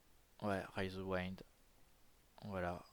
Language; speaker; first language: French; native; French